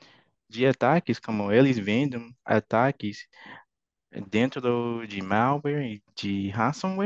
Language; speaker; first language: Portuguese; non-native, fluent; English